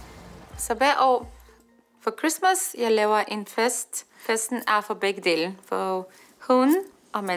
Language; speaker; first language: Danish; non-native, fluent; Russian